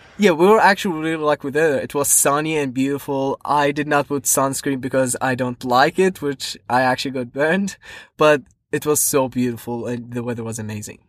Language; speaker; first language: English; non-native, fluent; Arabic